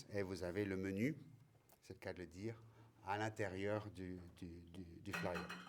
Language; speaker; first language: French; native; French